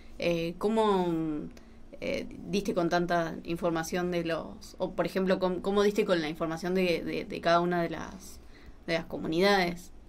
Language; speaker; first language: Spanish; native; Spanish